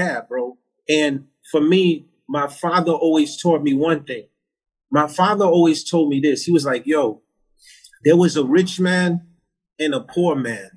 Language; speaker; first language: English; early bilingual, other home language; Haitian Creole